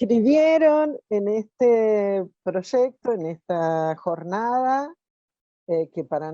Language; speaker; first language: Spanish; non-native, fluent; Portuguese